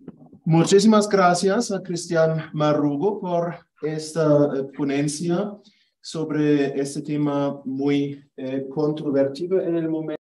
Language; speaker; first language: Spanish; non-native, fluent; German